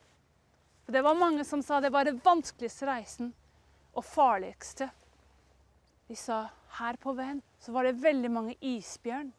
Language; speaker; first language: Norwegian; non-native, fluent; English